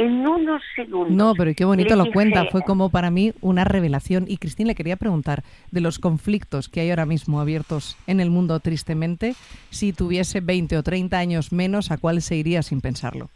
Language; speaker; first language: Spanish; native; Spanish